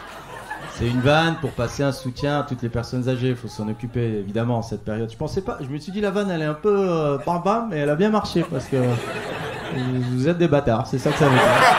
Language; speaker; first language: French; native; French